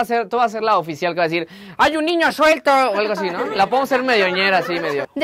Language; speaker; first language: Spanish; native; Spanish